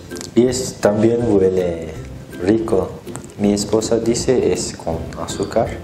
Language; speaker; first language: Spanish; non-native, learner; Turkish